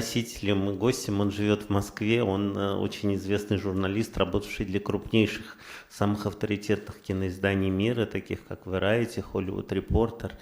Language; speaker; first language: Russian; native; Russian